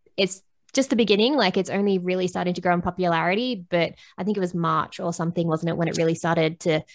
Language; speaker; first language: English; native; English